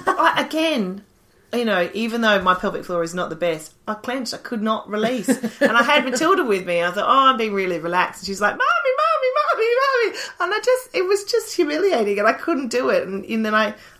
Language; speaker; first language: English; native; English